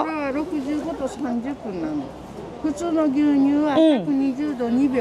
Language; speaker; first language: Japanese; native; Japanese